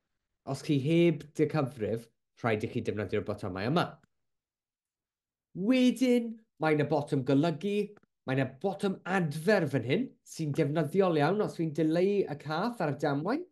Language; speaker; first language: Welsh; non-native, local second language; English